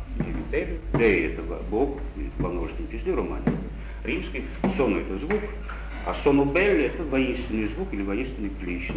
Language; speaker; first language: Russian; non-native, local second language; Georgian